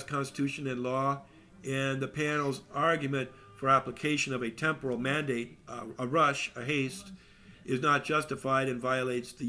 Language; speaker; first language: English; native; English